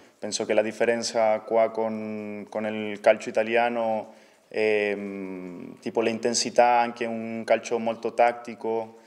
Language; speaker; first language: Italian; non-native, fluent; Spanish